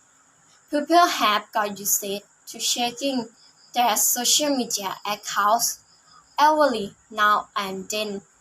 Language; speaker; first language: English; non-native, learner; Thai